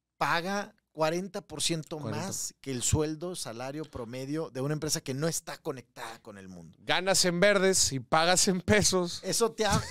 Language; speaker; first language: Spanish; native; Spanish